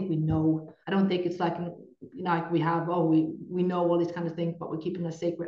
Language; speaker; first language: English; non-native, fluent; Norwegian